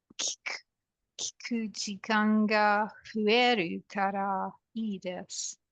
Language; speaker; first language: Japanese; non-native, learner; English